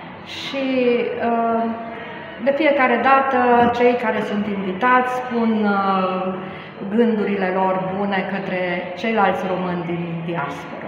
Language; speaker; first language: Romanian; native; Romanian